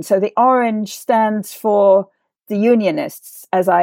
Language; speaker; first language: English; native; English